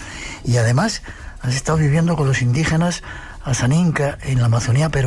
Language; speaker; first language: Spanish; native; Spanish